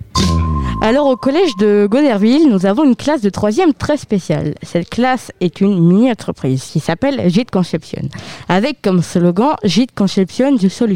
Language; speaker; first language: French; native; French